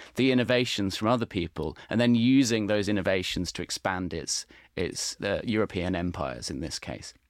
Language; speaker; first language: English; native; English